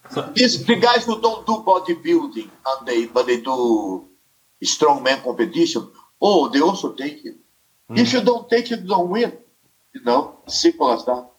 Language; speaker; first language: English; non-native, fluent; Portuguese